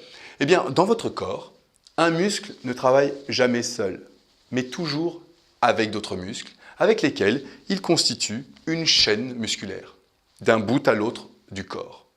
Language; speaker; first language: French; native; French